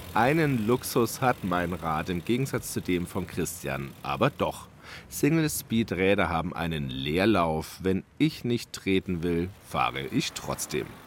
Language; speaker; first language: German; native; German